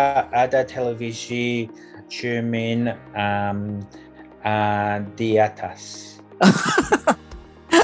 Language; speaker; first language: Indonesian; non-native, learner; English